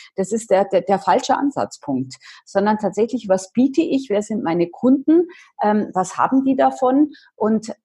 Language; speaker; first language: German; native; German